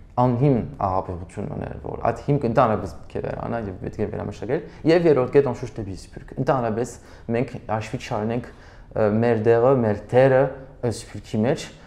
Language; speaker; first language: Armenian; early bilingual, heritage; Armenian